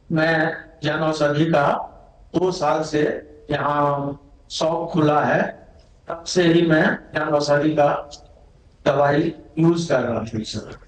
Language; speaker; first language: Hindi; native; Hindi